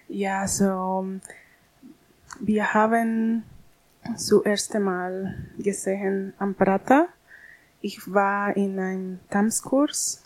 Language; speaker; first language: German; non-native, learner; Spanish